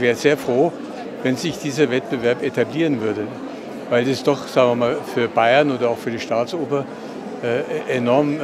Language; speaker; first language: German; native; German